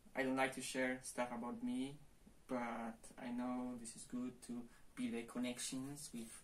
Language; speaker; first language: English; non-native, fluent; Polish